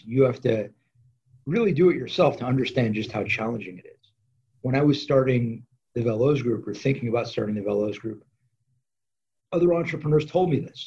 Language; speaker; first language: English; native; English